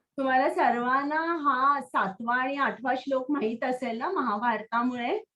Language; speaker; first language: Marathi; native; Marathi